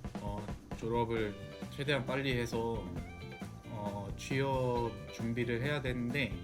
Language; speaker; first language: Korean; non-native, fluent; German